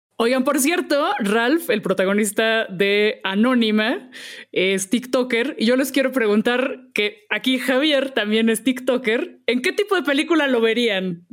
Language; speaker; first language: Spanish; native; Spanish